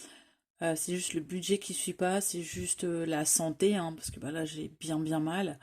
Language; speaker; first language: French; native; French